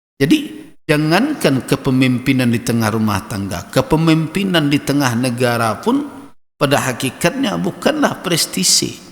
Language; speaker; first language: Malay; non-native, local second language; Minangkabau